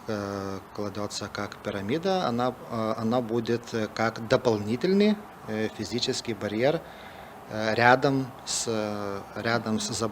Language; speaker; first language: Russian; non-native, fluent; Lithuanian